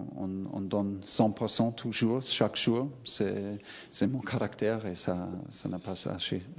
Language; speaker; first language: French; non-native, learner; German